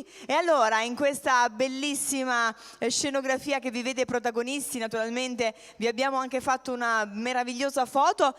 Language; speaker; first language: Italian; native; Italian